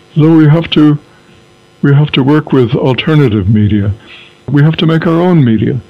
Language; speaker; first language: English; native; English